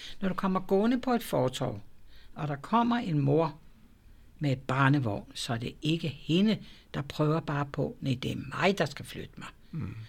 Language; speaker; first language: Danish; native; Danish